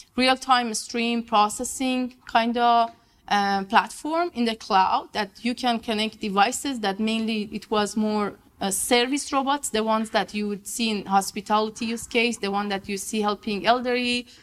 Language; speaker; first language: English; non-native, fluent; Persian